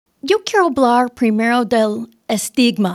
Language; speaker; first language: Spanish; early bilingual, heritage; Spanish